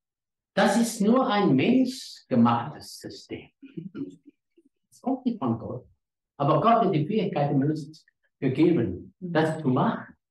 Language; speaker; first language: German; non-native, learner; Afrikaans